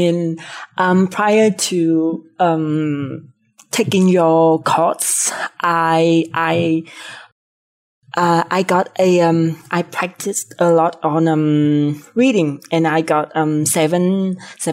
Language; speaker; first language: English; non-native, fluent; Vietnamese